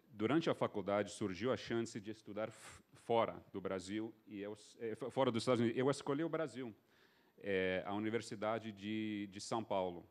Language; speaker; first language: Portuguese; non-native, fluent; English